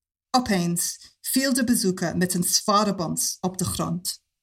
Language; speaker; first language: Dutch; non-native, fluent; English